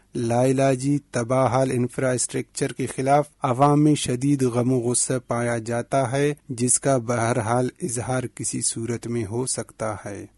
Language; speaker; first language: Urdu; non-native, local second language; Baluchi